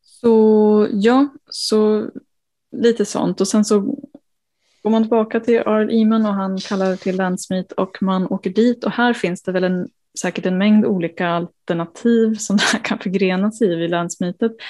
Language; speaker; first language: Swedish; native; Swedish